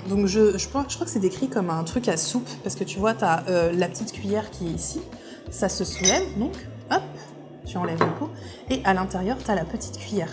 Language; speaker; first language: French; native; French